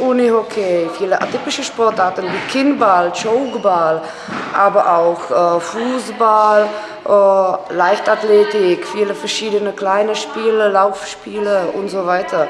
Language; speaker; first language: German; non-native, fluent; Czech